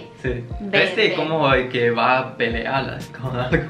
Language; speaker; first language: Spanish; non-native, learner; Chinese